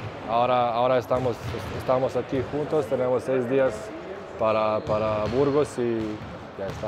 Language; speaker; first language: Spanish; non-native, fluent; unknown